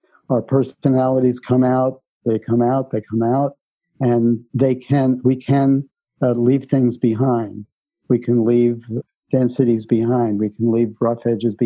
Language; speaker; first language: English; native; English